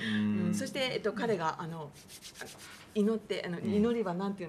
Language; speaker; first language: Japanese; native; Japanese